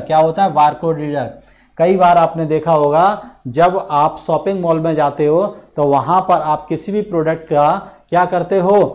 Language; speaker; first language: Hindi; native; Hindi